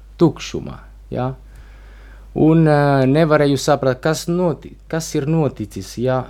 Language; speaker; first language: Latvian; non-native, learner; Italian